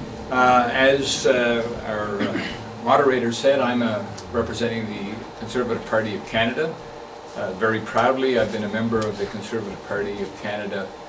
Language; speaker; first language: English; native; English